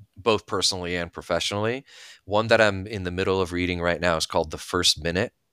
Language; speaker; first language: English; early bilingual, other home language; Bulgarian